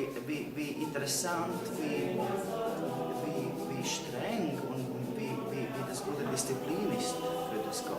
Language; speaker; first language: German; non-native, fluent; Latvian